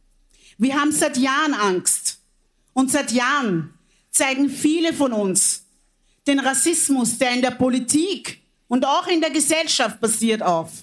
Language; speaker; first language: German; early bilingual, other home language; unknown